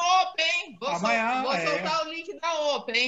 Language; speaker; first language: Portuguese; native; Portuguese